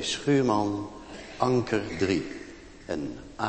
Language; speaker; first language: Dutch; native; Dutch